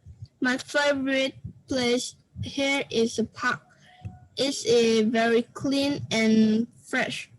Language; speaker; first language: English; non-native, learner; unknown